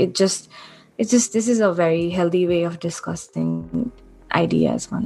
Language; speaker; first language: English; non-native, local second language; Nepali